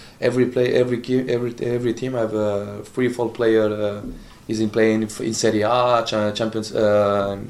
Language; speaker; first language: English; non-native, learner; Italian